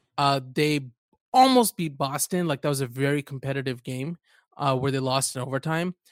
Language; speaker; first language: English; early bilingual, other home language; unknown